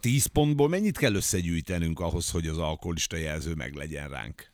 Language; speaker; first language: Hungarian; native; Hungarian